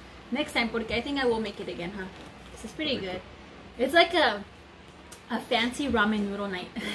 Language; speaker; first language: English; early bilingual, other home language; Spanish